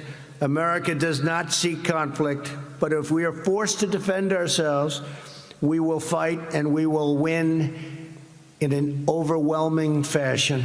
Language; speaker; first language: English; native; English